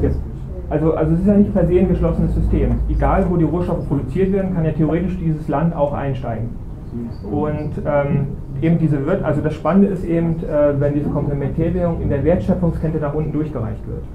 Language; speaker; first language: German; native; German